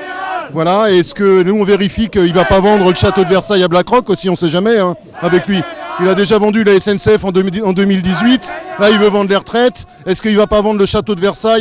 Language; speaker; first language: French; native; French